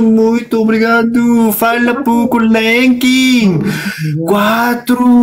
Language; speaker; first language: Portuguese; non-native, learner; Arabic